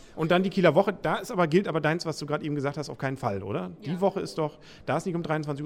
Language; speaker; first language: German; native; German